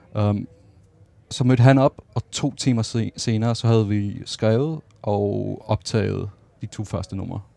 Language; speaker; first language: Danish; non-native, local second language; Faroese